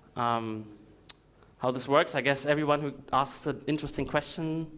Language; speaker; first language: English; non-native, fluent; Russian